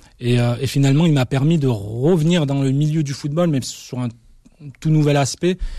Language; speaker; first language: French; early bilingual, other home language; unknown